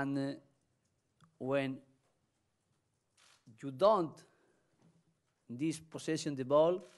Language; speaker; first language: English; non-native, learner; Spanish